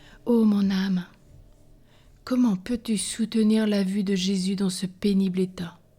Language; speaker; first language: French; native; French